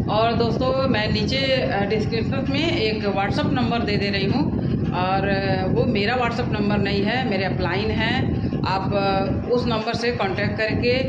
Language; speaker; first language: Hindi; native; Hindi